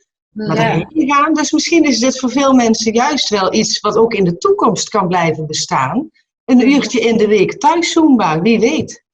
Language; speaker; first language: Dutch; native; Dutch